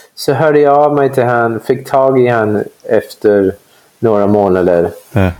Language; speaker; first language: Swedish; non-native, fluent; English